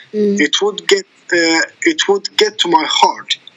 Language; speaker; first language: English; non-native, fluent; Arabic